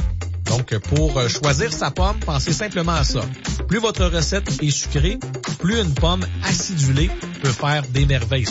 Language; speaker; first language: French; native; French